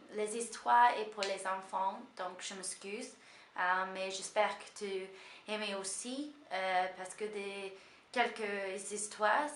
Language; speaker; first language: French; non-native, learner; English